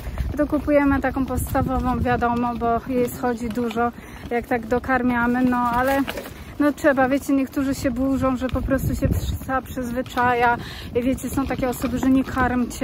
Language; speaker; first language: Polish; native; Polish